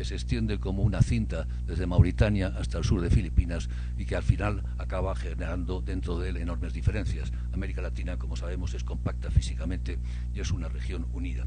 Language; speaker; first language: Spanish; native; Spanish